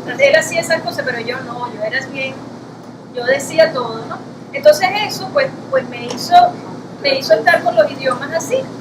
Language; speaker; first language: Spanish; native; Spanish